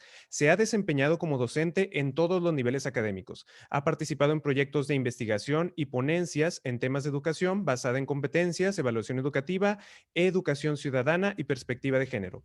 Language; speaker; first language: Spanish; native; Spanish